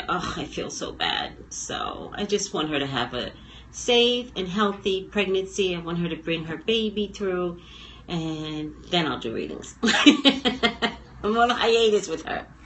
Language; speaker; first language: English; native; English